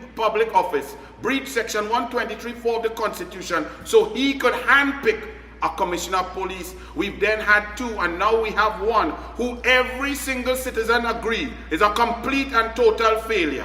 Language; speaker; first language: English; native; English